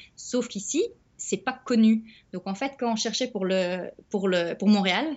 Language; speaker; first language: French; native; French